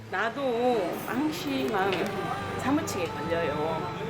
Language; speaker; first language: Korean; native; Korean